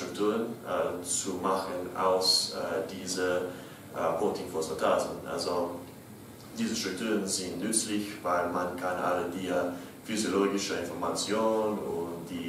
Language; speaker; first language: German; non-native, learner; English